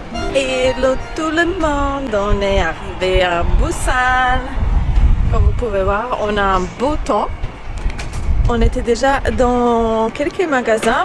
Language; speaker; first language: French; non-native, learner; Croatian